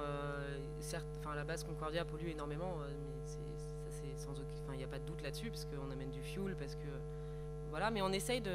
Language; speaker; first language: French; native; French